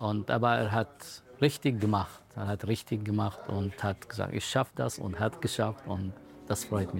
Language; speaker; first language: German; non-native, fluent; Kurdish